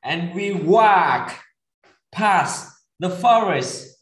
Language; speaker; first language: English; non-native, fluent; Vietnamese